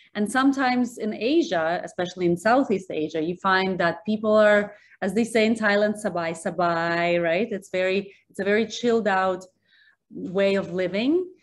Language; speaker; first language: English; early bilingual, other home language; Russian